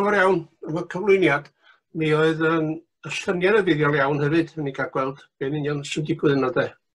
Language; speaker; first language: Welsh; native; Welsh